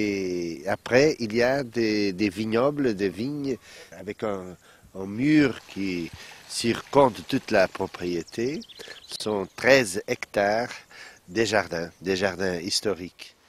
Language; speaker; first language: French; non-native, fluent; Portuguese